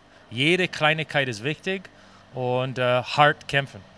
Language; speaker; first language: German; non-native, fluent; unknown